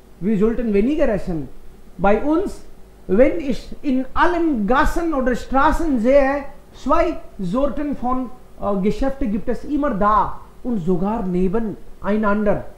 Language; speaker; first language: German; non-native, fluent; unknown